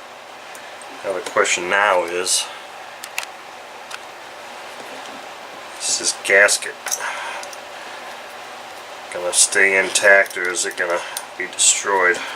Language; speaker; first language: English; native; English